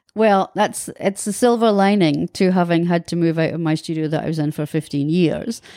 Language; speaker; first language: English; native; English